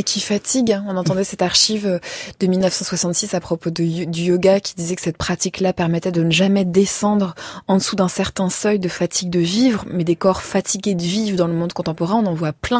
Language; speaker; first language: French; native; French